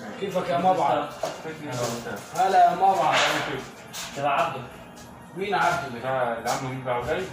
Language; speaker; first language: Arabic; non-native, learner; Filipino